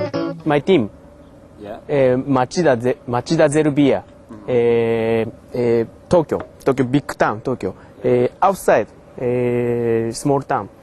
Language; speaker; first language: English; non-native, learner; Japanese